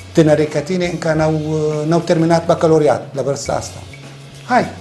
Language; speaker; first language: Romanian; non-native, fluent; Arabic